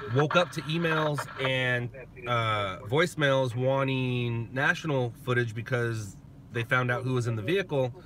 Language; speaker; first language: English; native; English